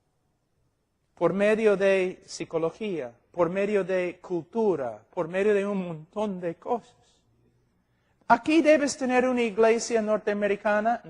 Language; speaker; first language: Spanish; non-native, fluent; English